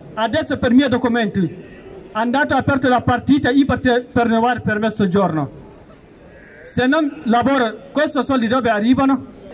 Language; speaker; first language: Italian; non-native, learner; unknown